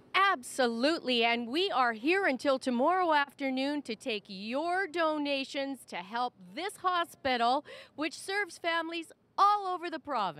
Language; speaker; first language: English; native; English